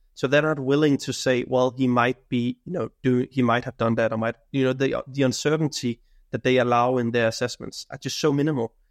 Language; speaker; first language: English; non-native, fluent; Danish